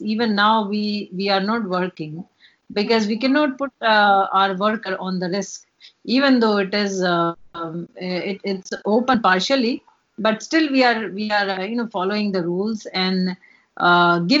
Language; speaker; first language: English; non-native, local second language; Hindi